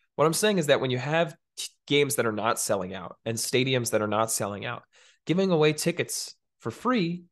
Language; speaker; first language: English; native; English